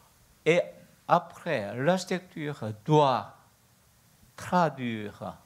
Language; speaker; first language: French; non-native, learner; Korean